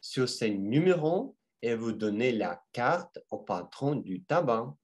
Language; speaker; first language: French; non-native, fluent; Russian